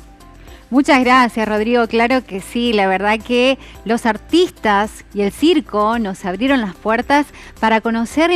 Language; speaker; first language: Spanish; native; Spanish